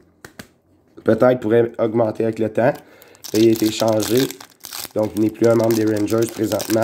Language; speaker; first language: French; native; French